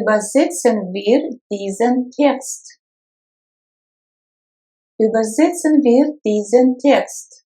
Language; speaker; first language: German; non-native, fluent; Russian